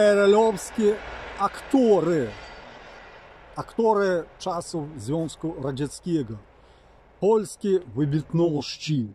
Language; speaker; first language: Polish; non-native, fluent; Ukrainian